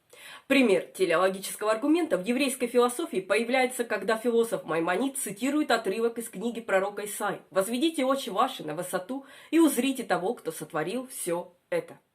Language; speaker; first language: Russian; native; Russian